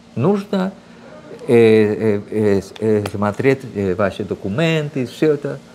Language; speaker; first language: Russian; non-native, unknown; Spanish